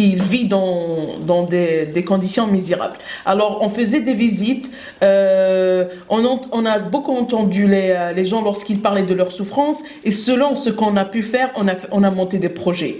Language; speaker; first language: French; non-native, local second language; Arabic